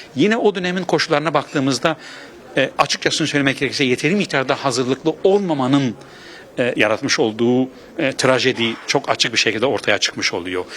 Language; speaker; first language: Turkish; non-native, local second language; Kurdish